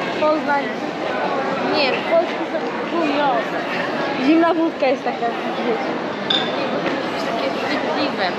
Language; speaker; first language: Polish; early bilingual, heritage; Polish